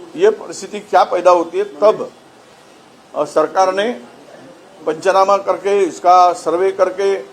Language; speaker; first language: Hindi; non-native, local second language; Marathi